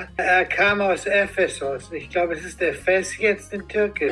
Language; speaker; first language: German; non-native, fluent; Greek